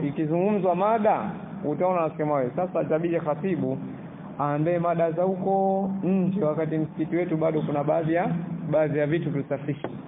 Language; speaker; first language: Swahili; native; Swahili